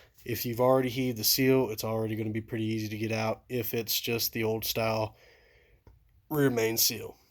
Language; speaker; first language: English; native; English